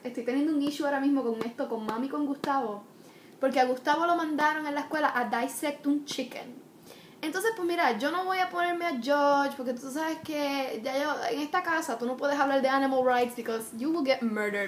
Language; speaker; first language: Spanish; early bilingual, heritage; Spanish